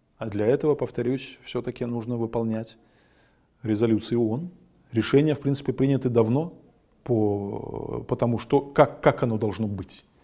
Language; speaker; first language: Russian; native; Russian